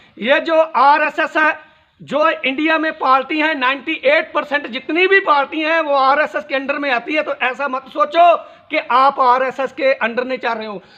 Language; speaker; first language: Hindi; non-native, local second language; Punjabi